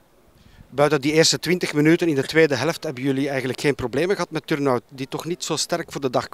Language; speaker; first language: Dutch; native; Dutch